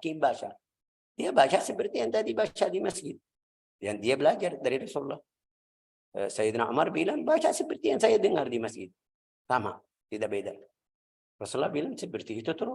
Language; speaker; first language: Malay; non-native, fluent; Arabic